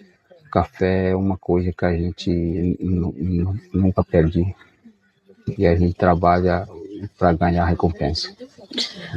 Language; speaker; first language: Portuguese; non-native, local second language; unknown